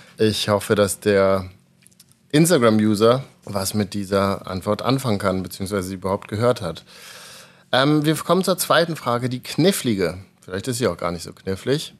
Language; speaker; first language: German; native; German